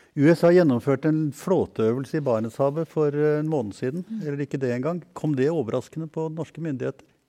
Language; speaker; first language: Norwegian; native; Norwegian